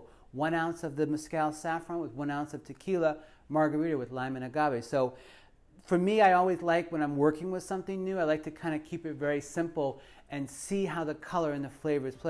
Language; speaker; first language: English; native; English